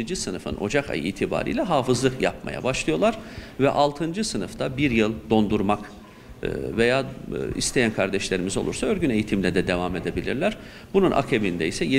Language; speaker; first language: Turkish; native; Turkish